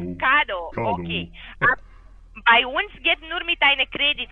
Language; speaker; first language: German; non-native, learner; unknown